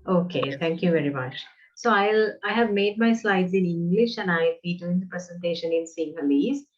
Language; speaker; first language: English; non-native, local second language; Sinhala